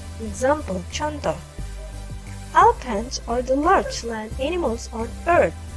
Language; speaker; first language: English; non-native, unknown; Indonesian